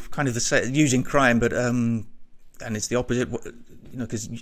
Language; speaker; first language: English; native; English